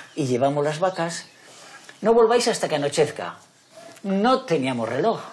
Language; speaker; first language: Spanish; native; Spanish